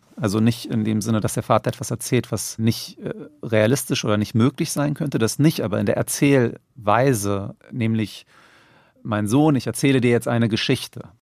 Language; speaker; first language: German; native; German